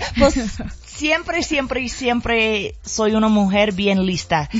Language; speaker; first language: Spanish; non-native, learner; English